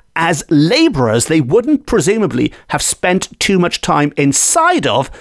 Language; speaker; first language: English; native; English